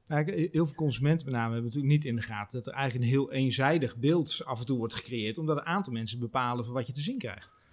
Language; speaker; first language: Dutch; native; Dutch